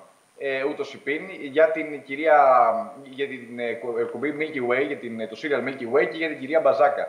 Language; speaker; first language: Greek; native; Greek